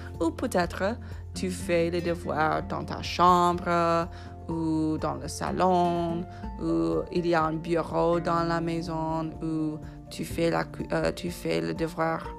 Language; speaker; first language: French; non-native, fluent; English